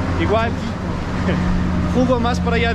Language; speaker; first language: Spanish; non-native, learner; Danish